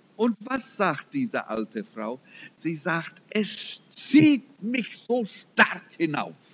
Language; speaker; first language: German; early bilingual, heritage; German